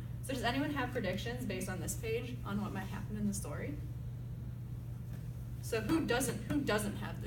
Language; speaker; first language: English; native; English